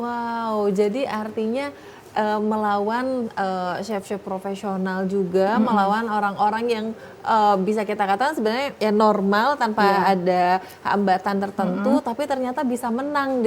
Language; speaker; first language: Indonesian; native; Indonesian